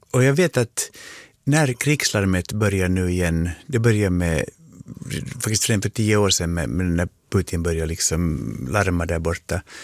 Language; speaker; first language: Swedish; native; Swedish